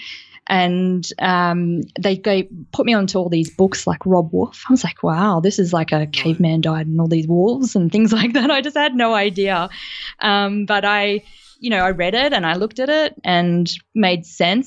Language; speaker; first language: English; native; English